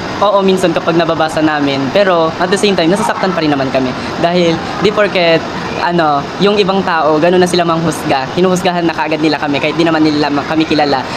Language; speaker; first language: Filipino; non-native, local second language; Tausug